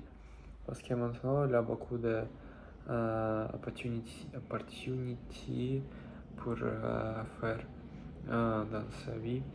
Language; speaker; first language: French; non-native, learner; Russian